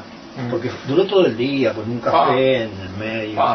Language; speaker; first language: Spanish; native; Spanish